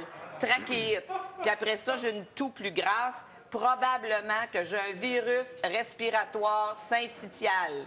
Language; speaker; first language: French; native; French